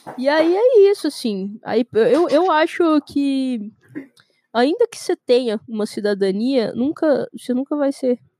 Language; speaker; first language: Portuguese; native; Portuguese